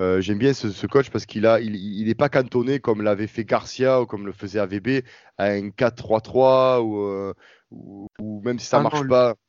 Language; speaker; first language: French; native; French